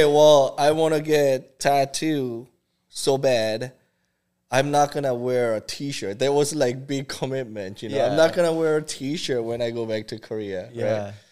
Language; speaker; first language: English; non-native, fluent; Korean